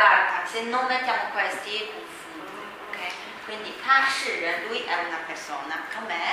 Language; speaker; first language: Italian; non-native, fluent; Chinese